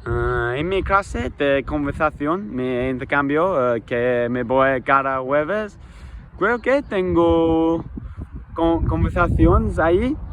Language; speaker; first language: Spanish; non-native, learner; English